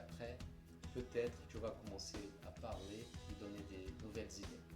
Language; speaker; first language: French; non-native, fluent; Portuguese